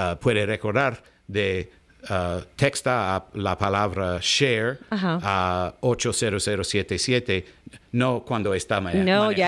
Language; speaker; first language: Spanish; non-native, learner; English